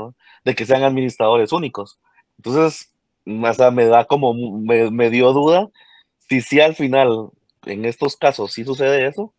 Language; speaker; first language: Spanish; native; Spanish